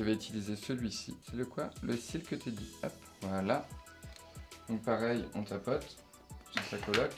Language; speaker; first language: French; native; French